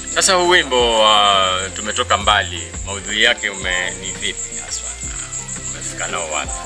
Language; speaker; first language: Swahili; native; Swahili